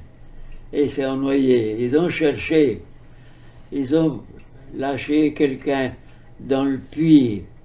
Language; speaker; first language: French; early bilingual, heritage; French